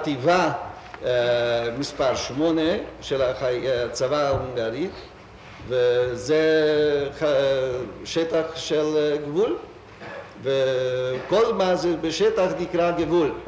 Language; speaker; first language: Hebrew; non-native, fluent; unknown